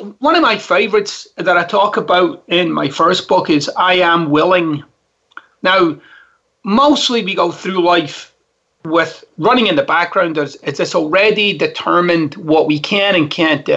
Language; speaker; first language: English; native; English